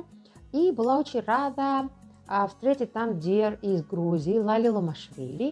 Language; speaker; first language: Russian; non-native, local second language; Georgian